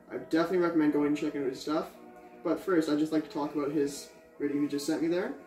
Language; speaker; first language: English; native; English